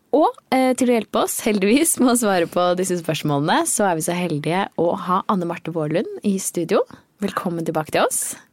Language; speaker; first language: Norwegian; native; Norwegian